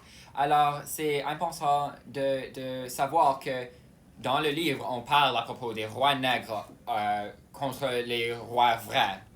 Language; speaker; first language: French; non-native, local second language; English